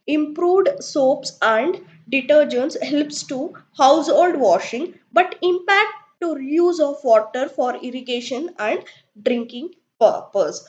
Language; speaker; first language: English; non-native, local second language; Kannada